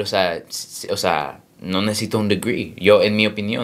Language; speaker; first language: Spanish; early bilingual, heritage; Spanish